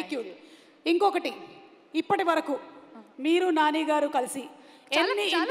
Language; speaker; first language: Telugu; native; Telugu